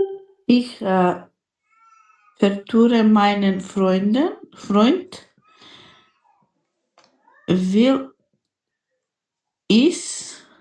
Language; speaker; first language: German; non-native, learner; Macedonian